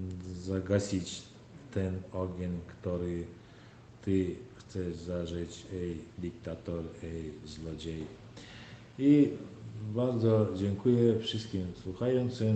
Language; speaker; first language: Polish; non-native, learner; Turkmen